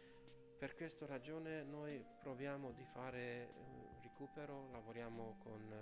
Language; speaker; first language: Italian; non-native, fluent; Romanian